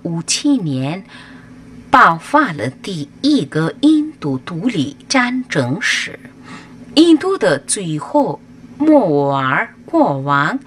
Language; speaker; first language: Chinese; non-native, fluent; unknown